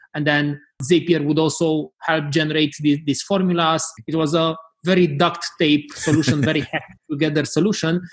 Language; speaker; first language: English; non-native, fluent; Romanian